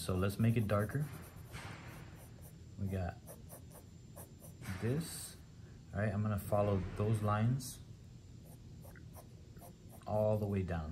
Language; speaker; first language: English; native; English